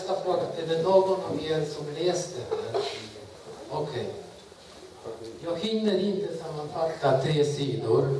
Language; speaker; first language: Swedish; non-native, fluent; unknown